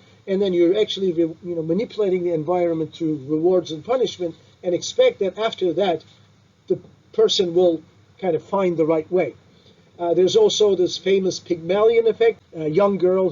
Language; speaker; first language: English; non-native, fluent; Turkish